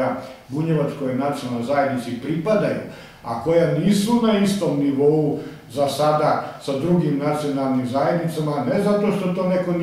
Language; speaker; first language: Serbian; native; Serbian